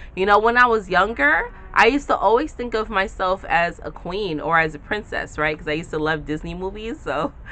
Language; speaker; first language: English; native; English